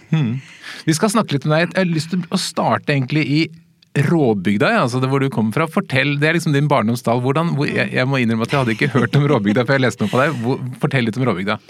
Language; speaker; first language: Norwegian; native; Norwegian